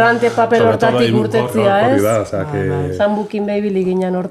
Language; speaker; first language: Basque; native; Basque